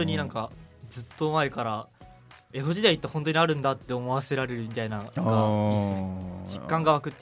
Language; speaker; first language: Japanese; native; Japanese